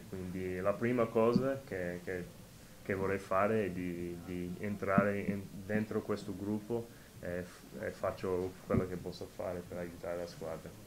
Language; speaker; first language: Italian; non-native, fluent; English